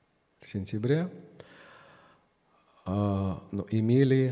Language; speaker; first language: Russian; native; Russian